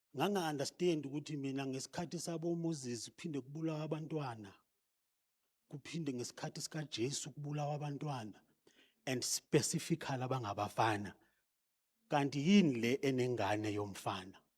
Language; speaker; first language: Zulu; non-native, local second language; Xhosa